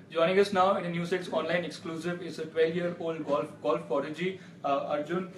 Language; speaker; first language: English; non-native, local second language; Hindi